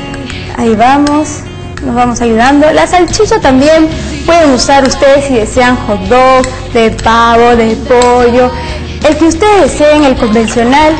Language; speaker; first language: Spanish; native; Spanish